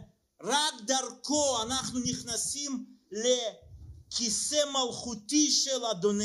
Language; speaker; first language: Hebrew; non-native, fluent; Russian